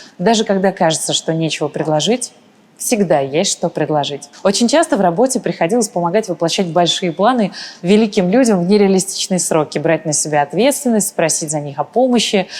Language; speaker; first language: Russian; early bilingual, other home language; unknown